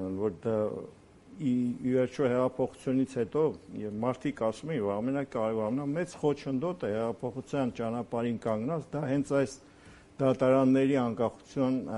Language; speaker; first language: Armenian; native; Armenian